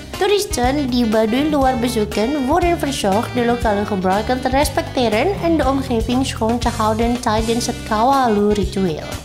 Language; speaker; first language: Dutch; non-native, fluent; Indonesian